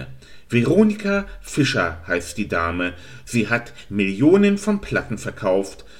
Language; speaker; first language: German; native; German